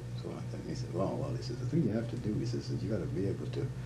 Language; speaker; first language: English; native; English